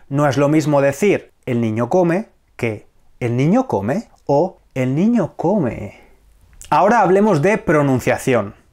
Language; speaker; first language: Spanish; native; Spanish